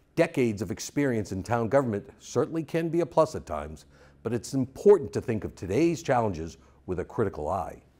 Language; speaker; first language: English; native; English